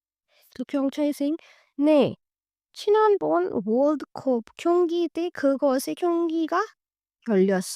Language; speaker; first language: Korean; non-native, learner; Hindi